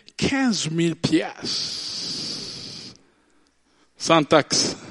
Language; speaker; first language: French; non-native, local second language; Rundi